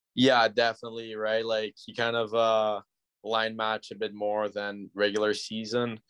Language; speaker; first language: English; native; English